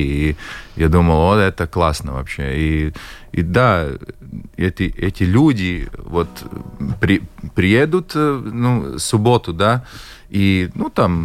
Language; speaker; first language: Russian; non-native, local second language; Latvian